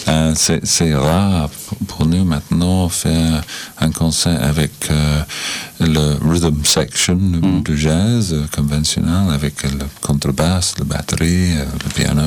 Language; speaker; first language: French; non-native, learner; English